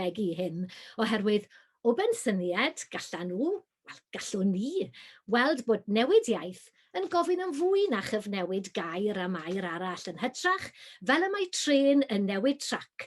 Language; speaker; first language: Welsh; native; Welsh